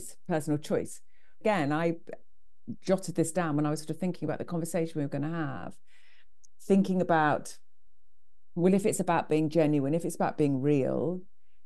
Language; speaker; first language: English; native; English